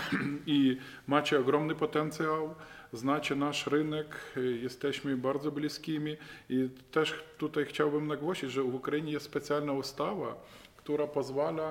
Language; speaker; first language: Polish; non-native, fluent; Ukrainian